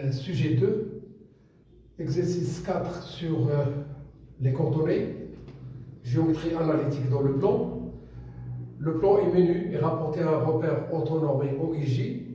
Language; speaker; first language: French; non-native, local second language; Arabic